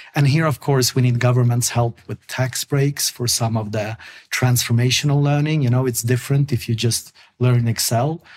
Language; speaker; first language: English; non-native, fluent; Swedish